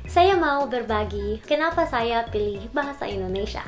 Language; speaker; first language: Indonesian; non-native, learner; Filipino